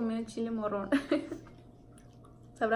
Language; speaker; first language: Spanish; early bilingual, heritage; Spanish